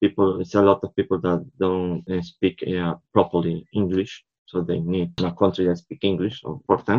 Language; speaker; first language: English; non-native, fluent; Spanish